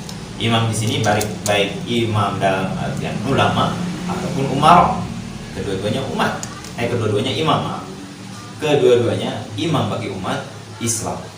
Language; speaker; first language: Indonesian; native; Indonesian